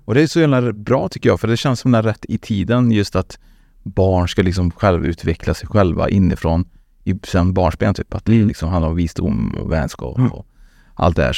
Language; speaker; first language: Swedish; native; Swedish